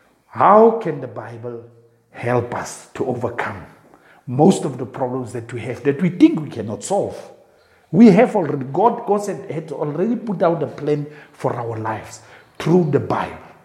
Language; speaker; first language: English; non-native, local second language; Afrikaans